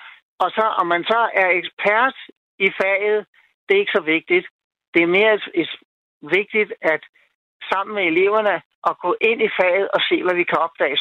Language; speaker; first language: Danish; native; Danish